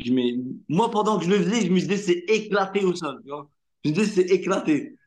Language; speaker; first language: French; non-native, local second language; Arabic